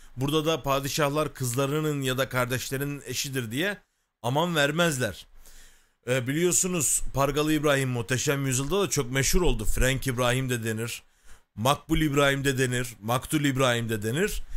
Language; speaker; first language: Turkish; native; Turkish